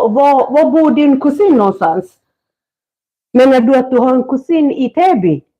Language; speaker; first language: Swedish; non-native, fluent; Kikuyu